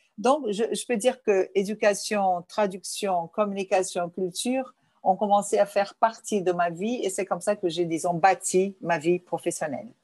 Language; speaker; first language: French; non-native, fluent; Portuguese